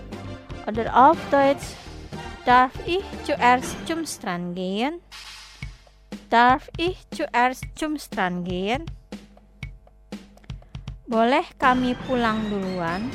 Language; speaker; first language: German; non-native, fluent; Indonesian